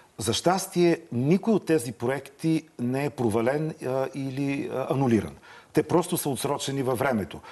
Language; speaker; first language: Bulgarian; native; Bulgarian